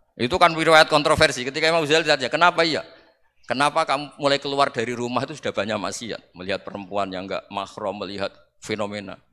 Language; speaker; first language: Indonesian; non-native, local second language; Javanese